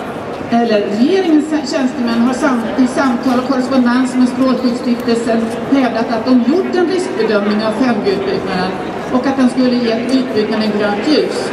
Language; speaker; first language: Swedish; native; Swedish